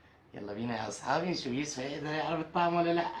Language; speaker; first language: Arabic; native; Arabic